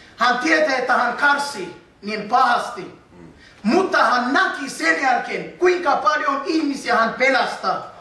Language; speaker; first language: Finnish; non-native, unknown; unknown